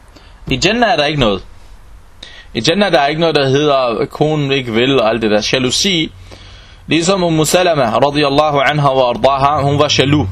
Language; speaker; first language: Danish; non-native, local second language; Arabic